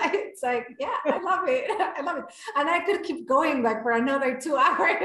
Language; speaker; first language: English; non-native, fluent; French